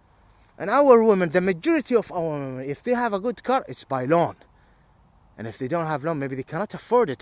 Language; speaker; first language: English; non-native, fluent; Arabic